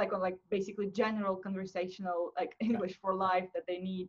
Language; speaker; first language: English; non-native, fluent; Russian